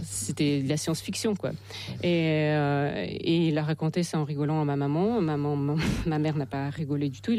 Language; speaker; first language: French; non-native, fluent; Russian